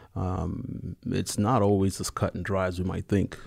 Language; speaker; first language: English; non-native, local second language; Swahili